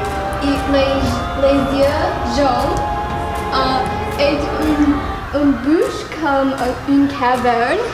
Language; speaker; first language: French; non-native, learner; English